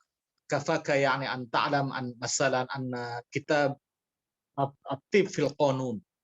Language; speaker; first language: Arabic; non-native, fluent; Indonesian